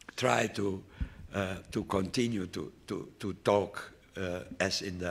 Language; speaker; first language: English; non-native, fluent; Romanian